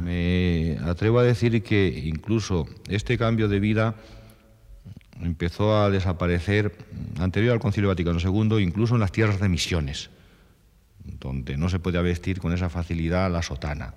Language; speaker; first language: Spanish; native; Spanish